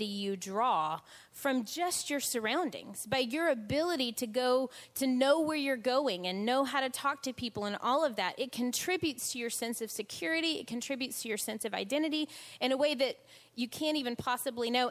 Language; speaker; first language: English; native; English